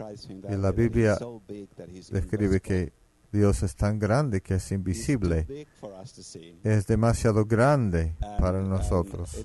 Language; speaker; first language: Spanish; non-native, fluent; Finnish